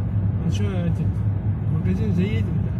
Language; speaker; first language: Russian; non-native, learner; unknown